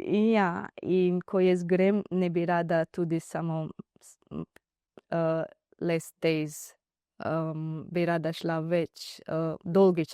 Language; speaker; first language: Slovenian; non-native, learner; Divehi